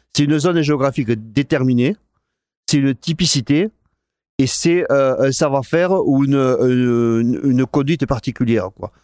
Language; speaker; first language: French; non-native, fluent; Spanish